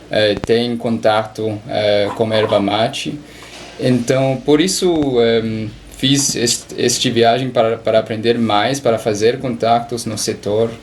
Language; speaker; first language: Portuguese; non-native, learner; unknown